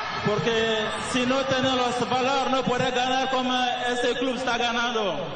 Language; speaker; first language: Spanish; non-native, learner; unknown